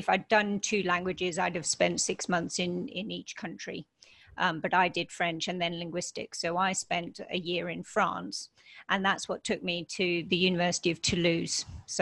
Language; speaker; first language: English; native; English